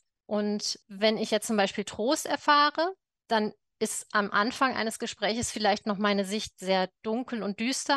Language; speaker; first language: German; native; German